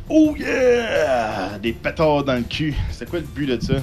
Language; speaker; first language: French; native; French